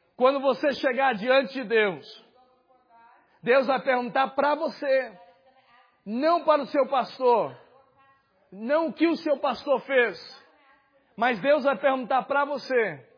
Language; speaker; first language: Portuguese; native; Portuguese